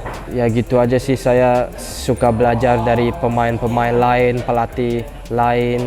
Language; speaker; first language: Indonesian; early bilingual, heritage; English